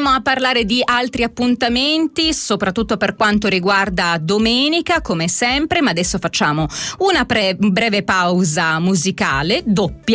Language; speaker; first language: Italian; native; Italian